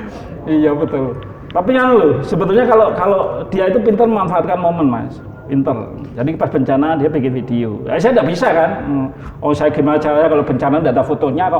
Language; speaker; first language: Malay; non-native, local second language; Javanese